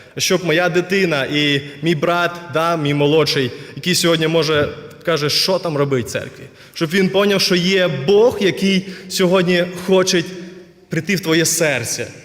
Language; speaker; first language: Ukrainian; non-native, local second language; Russian